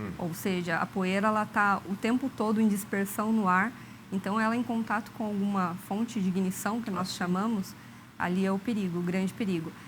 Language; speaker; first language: Portuguese; native; Portuguese